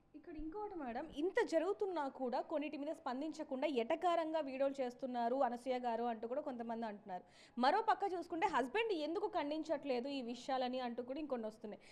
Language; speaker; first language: Telugu; native; Telugu